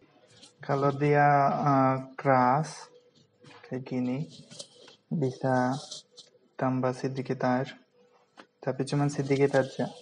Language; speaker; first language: Indonesian; non-native, fluent; Bangla